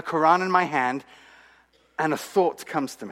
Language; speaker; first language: English; native; English